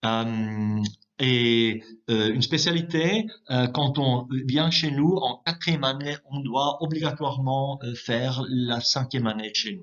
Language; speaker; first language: French; non-native, local second language; German